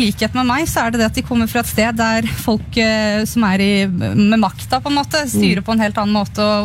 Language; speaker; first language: Norwegian; non-native, local second language; Kurdish